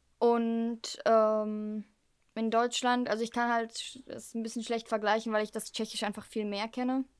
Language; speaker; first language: German; early bilingual, heritage; German